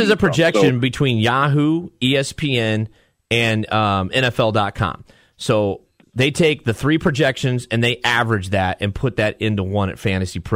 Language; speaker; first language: English; native; English